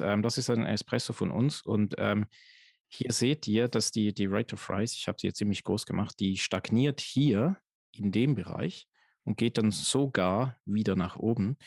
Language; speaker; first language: German; native; German